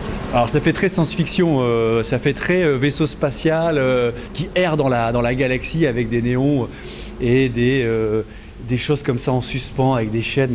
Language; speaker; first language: French; native; French